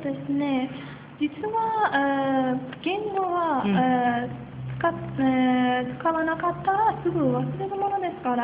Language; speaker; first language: Japanese; non-native, learner; Persian